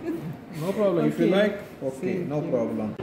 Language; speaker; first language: English; non-native, learner; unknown